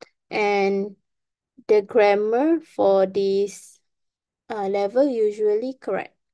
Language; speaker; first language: English; non-native, local second language; Malay